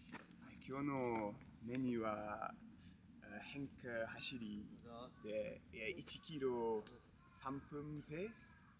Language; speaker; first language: Japanese; non-native, learner; English